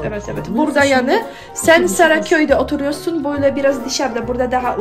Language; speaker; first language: Turkish; non-native, learner; Polish